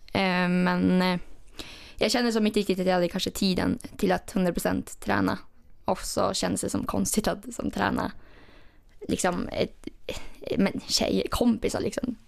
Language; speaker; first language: Swedish; native; Swedish